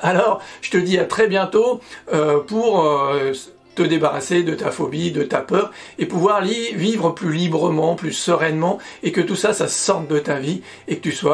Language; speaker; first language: French; native; French